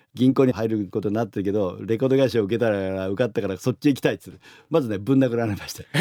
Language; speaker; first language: Japanese; native; Japanese